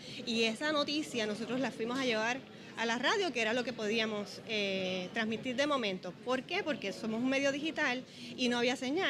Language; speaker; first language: Spanish; native; Spanish